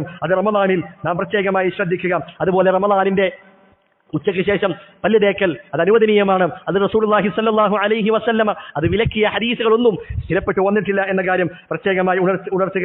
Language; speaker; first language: Malayalam; native; Malayalam